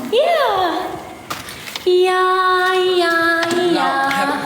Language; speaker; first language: English; non-native, learner; Korean